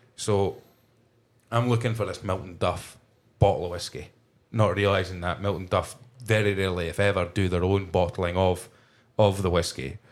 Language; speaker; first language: English; native; English